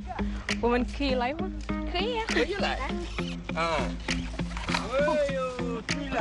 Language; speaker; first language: Chinese; non-native, learner; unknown